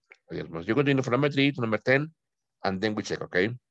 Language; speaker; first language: English; non-native, fluent; Spanish